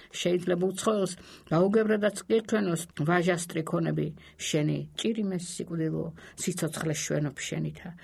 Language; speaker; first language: Georgian; native; Georgian